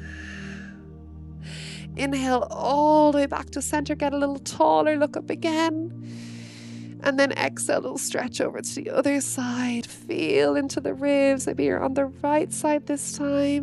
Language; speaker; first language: English; native; English